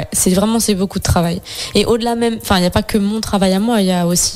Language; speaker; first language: French; native; French